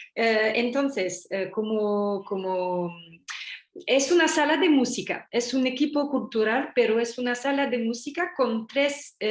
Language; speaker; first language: Spanish; non-native, learner; French